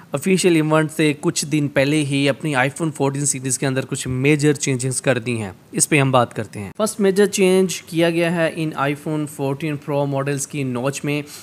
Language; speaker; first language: Urdu; native; Urdu